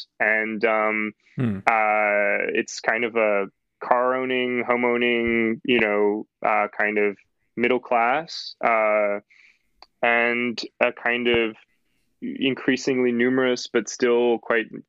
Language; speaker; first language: English; native; English